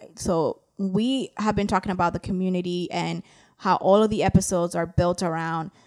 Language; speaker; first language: English; native; English